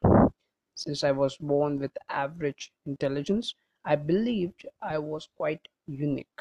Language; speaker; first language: English; non-native, local second language; Hindi